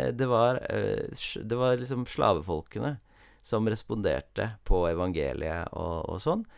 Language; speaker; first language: Norwegian; early bilingual, heritage; Norwegian